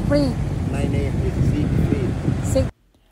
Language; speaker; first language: English; non-native, learner; German